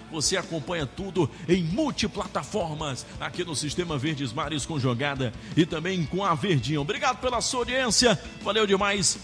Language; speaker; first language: Portuguese; native; Portuguese